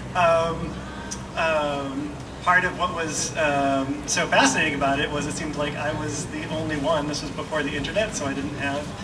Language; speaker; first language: English; native; English